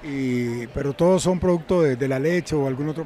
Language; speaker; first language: Spanish; native; Spanish